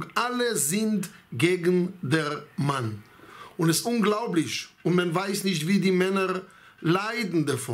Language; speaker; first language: German; non-native, fluent; Hebrew